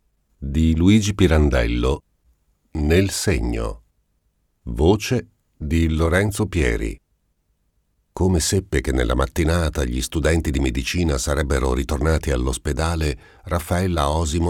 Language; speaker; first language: Italian; native; Italian